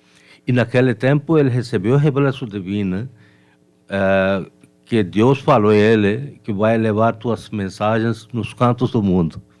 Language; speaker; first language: Portuguese; non-native, fluent; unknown